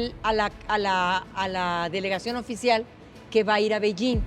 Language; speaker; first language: Spanish; native; Spanish